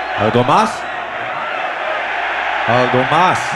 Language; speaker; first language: Spanish; non-native, learner; English